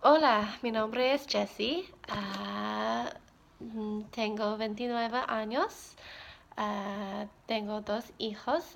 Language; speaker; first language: Spanish; non-native, learner; English